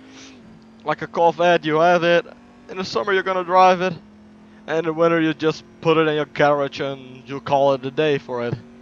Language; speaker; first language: English; non-native, fluent; Dutch